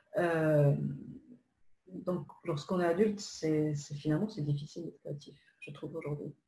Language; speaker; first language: French; non-native, fluent; Polish